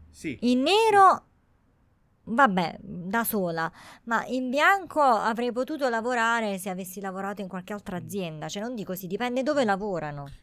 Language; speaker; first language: Italian; native; Italian